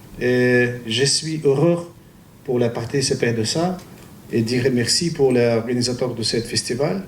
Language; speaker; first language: French; non-native, learner; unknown